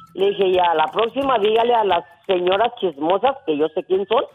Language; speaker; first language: Spanish; native; Spanish